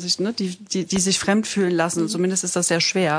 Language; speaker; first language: German; native; German